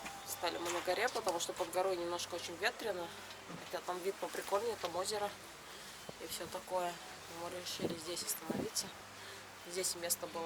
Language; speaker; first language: Russian; native; Russian